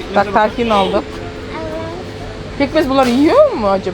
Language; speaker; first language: Turkish; non-native, learner; Kazakh